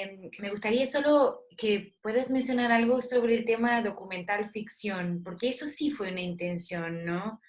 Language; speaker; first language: Spanish; non-native, fluent; Portuguese